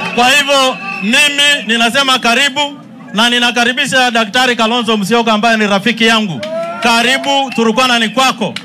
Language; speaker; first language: Swahili; non-native, local second language; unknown